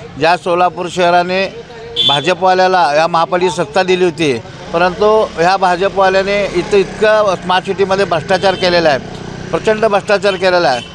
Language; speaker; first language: Marathi; native; Marathi